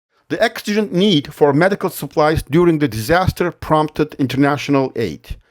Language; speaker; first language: English; non-native, fluent; Turkish